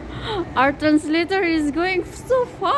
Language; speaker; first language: English; non-native, fluent; Filipino